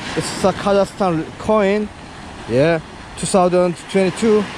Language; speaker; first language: English; non-native, learner; Korean